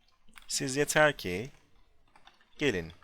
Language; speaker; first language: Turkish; non-native, fluent; English